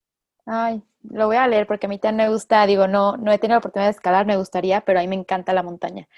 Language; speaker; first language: Spanish; native; Spanish